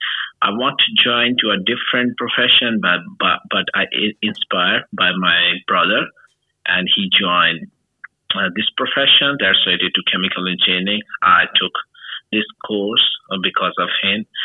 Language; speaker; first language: English; non-native, local second language; Urdu